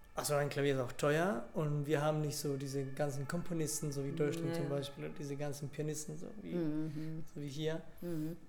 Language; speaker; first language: German; non-native, fluent; Spanish